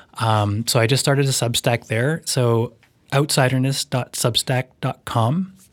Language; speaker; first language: English; native; English